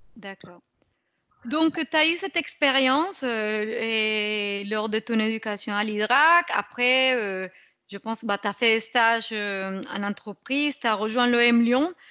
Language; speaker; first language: French; non-native, fluent; Spanish